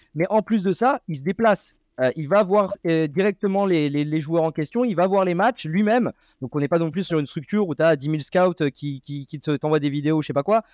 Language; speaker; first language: French; native; French